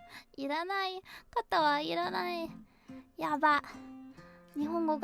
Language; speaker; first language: Japanese; non-native, learner; English